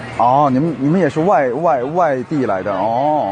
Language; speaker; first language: Chinese; non-native, fluent; Korean